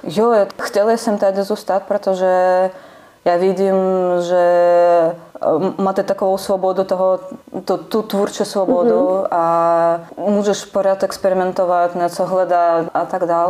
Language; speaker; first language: Czech; non-native, learner; Russian